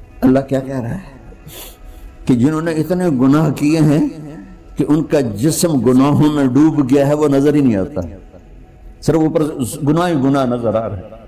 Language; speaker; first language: Urdu; non-native, local second language; Punjabi